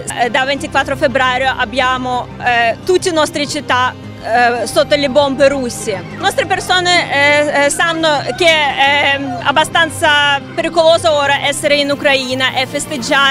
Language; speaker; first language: Italian; non-native, learner; Ukrainian